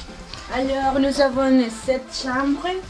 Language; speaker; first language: French; non-native, learner; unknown